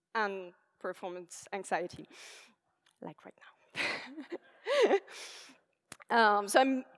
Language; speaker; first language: English; non-native, fluent; French